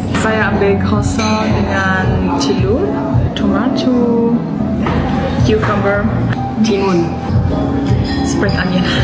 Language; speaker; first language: Malay; non-native, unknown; Russian